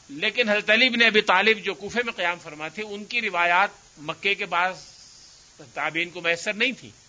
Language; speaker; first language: Urdu; native; Urdu